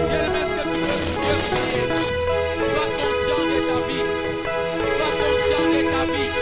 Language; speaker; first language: French; non-native, local second language; Swahili